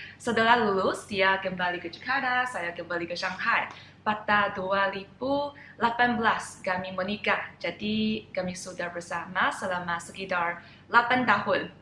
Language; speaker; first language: Indonesian; non-native, fluent; Chinese